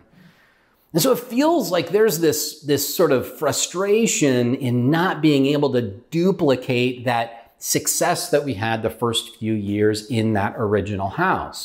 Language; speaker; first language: English; native; English